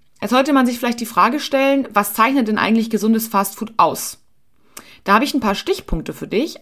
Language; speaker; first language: German; native; German